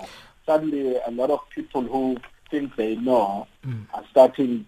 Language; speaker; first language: English; non-native, local second language; Swati